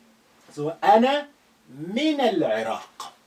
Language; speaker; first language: Arabic; non-native, fluent; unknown